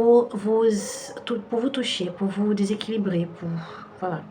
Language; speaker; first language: French; non-native, fluent; Portuguese